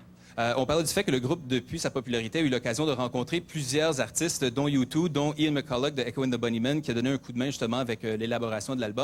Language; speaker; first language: French; native; French